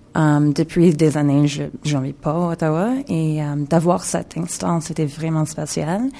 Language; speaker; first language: French; non-native, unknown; English